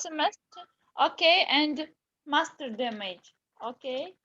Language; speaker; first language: English; non-native, learner; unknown